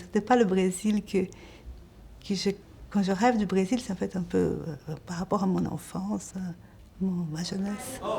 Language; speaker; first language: French; non-native, fluent; Portuguese